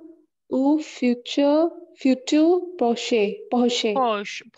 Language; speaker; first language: French; non-native, learner; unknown